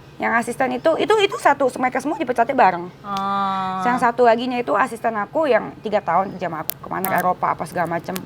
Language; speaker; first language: Indonesian; native; Indonesian